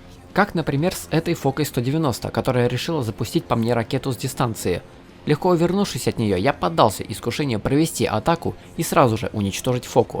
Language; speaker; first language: Russian; native; Russian